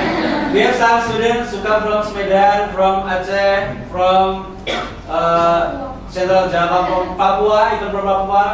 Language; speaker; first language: English; non-native, fluent; Indonesian